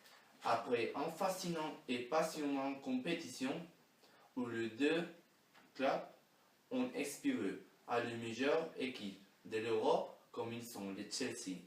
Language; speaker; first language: French; non-native, learner; Spanish